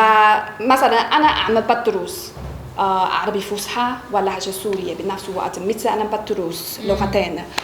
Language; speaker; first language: Arabic; non-native, fluent; Chinese